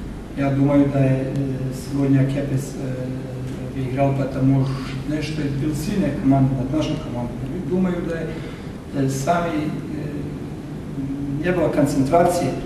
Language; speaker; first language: Russian; non-native, learner; Macedonian